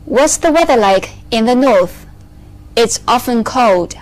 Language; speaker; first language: English; non-native, fluent; Chinese